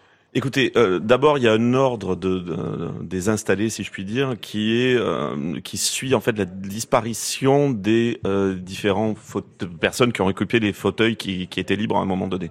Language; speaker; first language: French; native; French